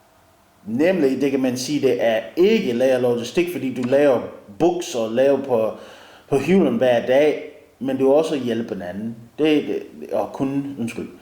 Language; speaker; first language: Danish; non-native, learner; English